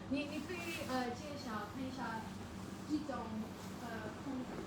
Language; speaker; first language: Chinese; non-native, learner; English